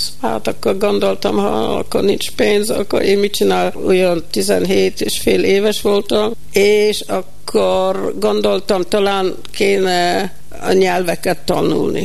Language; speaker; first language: Hungarian; early bilingual, heritage; Hungarian